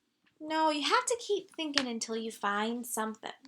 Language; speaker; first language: English; native; English